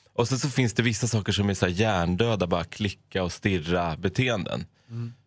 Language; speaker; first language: Swedish; non-native, fluent; Persian